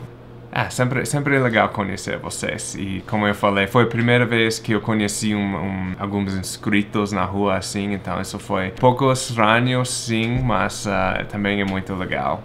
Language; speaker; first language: Portuguese; non-native, fluent; English